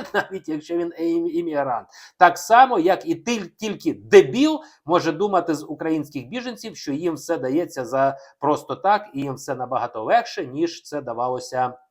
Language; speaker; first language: Ukrainian; non-native, local second language; Russian